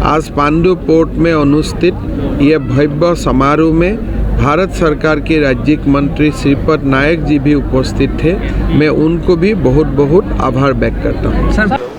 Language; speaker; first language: Hindi; non-native, local second language; Assamese